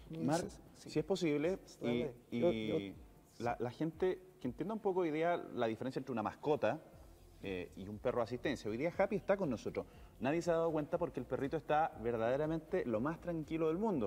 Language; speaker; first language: Spanish; native; Spanish